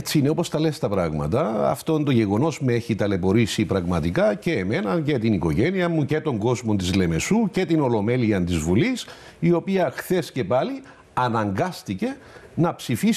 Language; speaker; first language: Greek; native; Greek